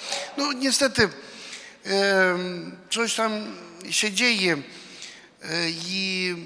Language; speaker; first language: Polish; non-native, fluent; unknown